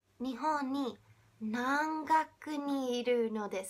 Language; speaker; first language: Japanese; non-native, fluent; English